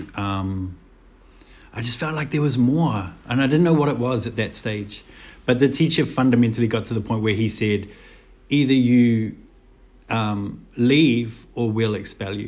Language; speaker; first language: English; native; English